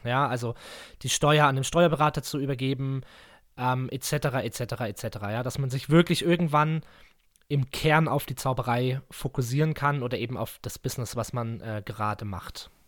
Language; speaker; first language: German; native; German